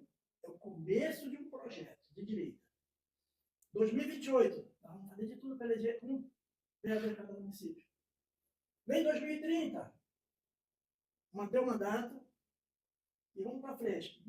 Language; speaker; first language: Portuguese; native; Portuguese